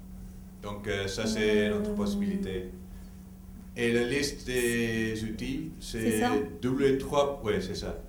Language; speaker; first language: French; non-native, fluent; English